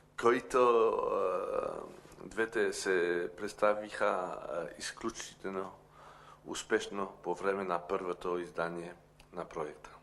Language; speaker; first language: Bulgarian; non-native, learner; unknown